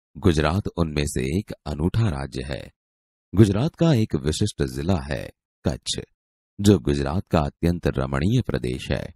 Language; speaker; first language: Hindi; non-native, local second language; Gujarati